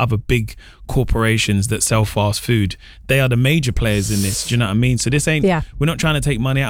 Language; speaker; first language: English; native; English